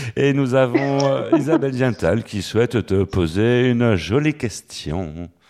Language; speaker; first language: French; native; French